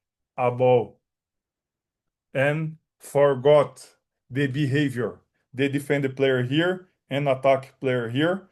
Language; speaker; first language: English; non-native, learner; Portuguese